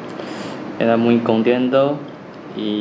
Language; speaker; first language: Spanish; non-native, learner; Chinese